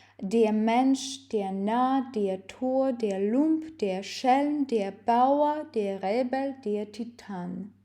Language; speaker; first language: German; non-native, fluent; Ukrainian